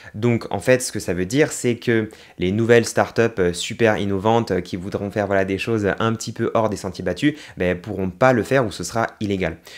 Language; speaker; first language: French; native; French